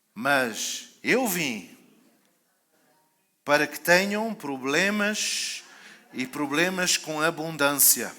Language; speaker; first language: Portuguese; native; Portuguese